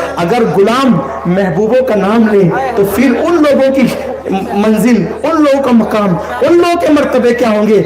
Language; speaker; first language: Urdu; native; Urdu